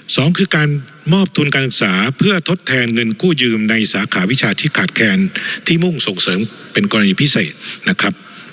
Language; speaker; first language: Thai; native; Thai